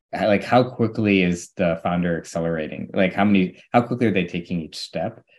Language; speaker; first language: English; native; English